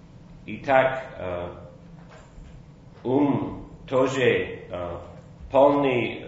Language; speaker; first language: Russian; non-native, fluent; English